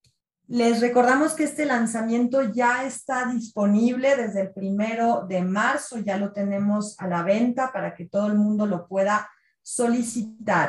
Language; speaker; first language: Spanish; native; Spanish